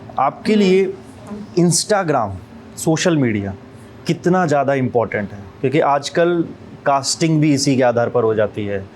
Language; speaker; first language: Hindi; native; Hindi